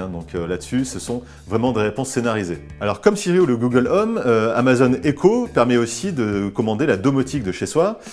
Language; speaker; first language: French; native; French